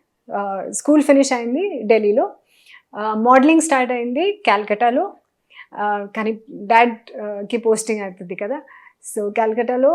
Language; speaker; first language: Telugu; non-native, learner; Hindi